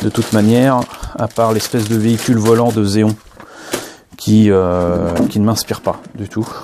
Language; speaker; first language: French; native; French